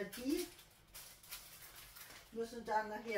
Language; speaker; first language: German; native; German